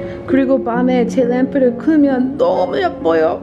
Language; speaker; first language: Korean; non-native, fluent; English